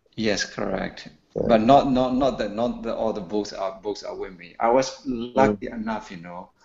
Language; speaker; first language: English; non-native, learner; Burmese